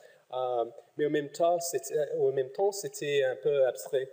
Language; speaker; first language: French; non-native, fluent; English